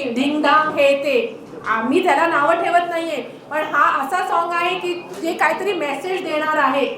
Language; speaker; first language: Marathi; non-native, fluent; Punjabi